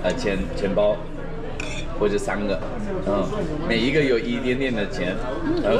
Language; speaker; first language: Chinese; non-native, fluent; English